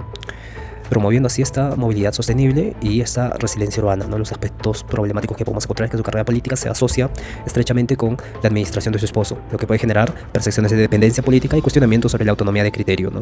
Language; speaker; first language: Spanish; native; Spanish